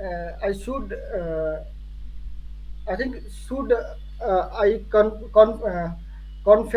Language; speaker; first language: English; non-native, learner; Hindi